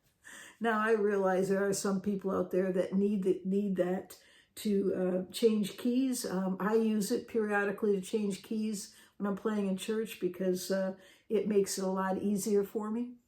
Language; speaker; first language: English; native; English